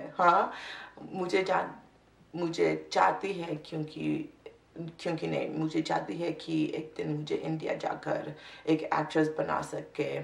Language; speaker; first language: Hindi; non-native, learner; English